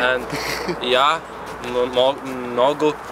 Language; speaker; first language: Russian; non-native, local second language; Latvian